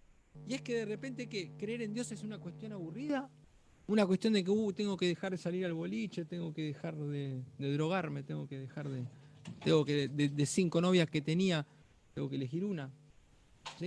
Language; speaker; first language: Spanish; native; Spanish